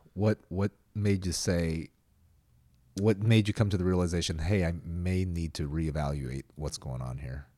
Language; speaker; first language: English; early bilingual, other home language; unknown